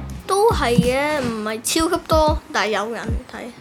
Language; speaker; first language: Cantonese; early bilingual, heritage; Cantonese